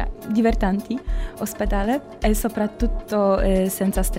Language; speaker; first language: Italian; non-native, learner; Polish